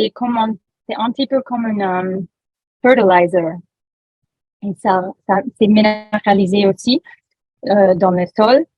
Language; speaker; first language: French; non-native, learner; English